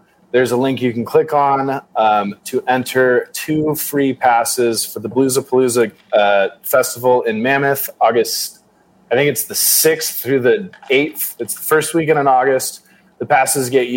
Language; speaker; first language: English; native; English